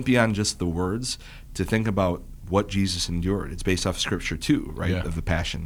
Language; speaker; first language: English; native; English